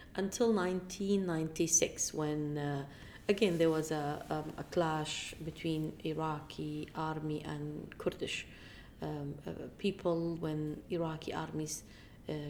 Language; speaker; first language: English; non-native, fluent; Arabic